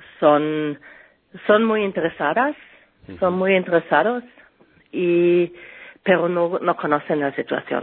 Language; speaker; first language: Spanish; non-native, learner; German